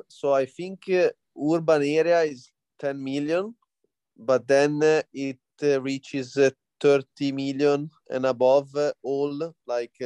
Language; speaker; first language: English; non-native, fluent; Italian